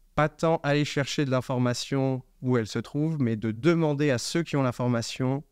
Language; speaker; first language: French; native; French